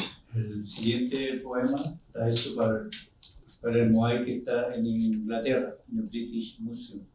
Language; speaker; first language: Spanish; non-native, local second language; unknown